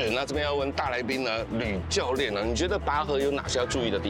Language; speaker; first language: Chinese; native; Chinese